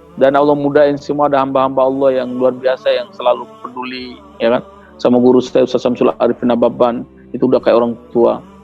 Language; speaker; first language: Indonesian; non-native, local second language; Tetum